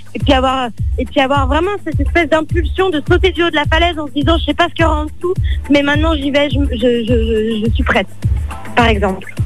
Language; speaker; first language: French; native; French